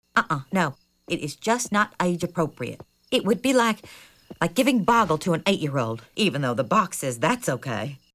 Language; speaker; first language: English; native; English